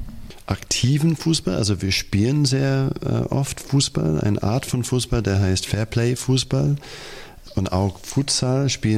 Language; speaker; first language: German; non-native, fluent; English